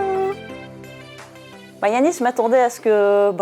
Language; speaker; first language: French; native; French